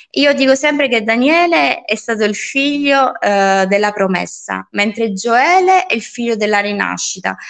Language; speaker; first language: Italian; early bilingual, other home language; Polish